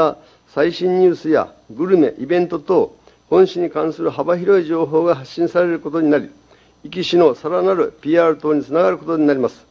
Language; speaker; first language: Japanese; native; Japanese